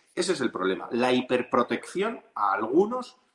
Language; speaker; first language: Spanish; native; Spanish